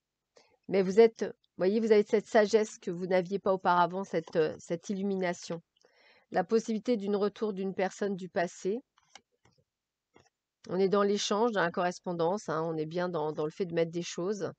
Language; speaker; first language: French; native; French